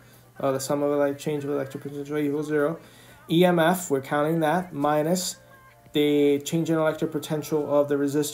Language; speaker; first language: English; native; English